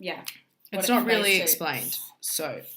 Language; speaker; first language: English; native; English